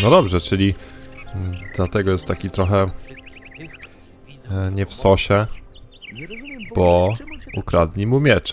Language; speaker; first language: Polish; native; Polish